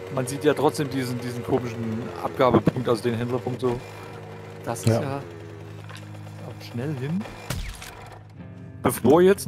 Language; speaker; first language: German; native; German